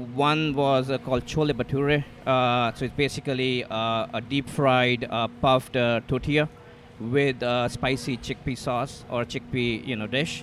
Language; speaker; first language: English; non-native, local second language; Hindi